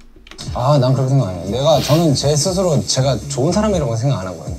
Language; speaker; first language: Korean; native; Korean